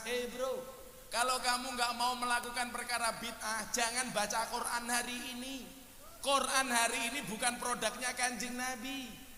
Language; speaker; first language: Indonesian; native; Indonesian